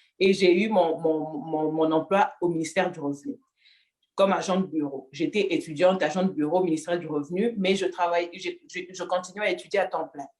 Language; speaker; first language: French; non-native, local second language; Lingala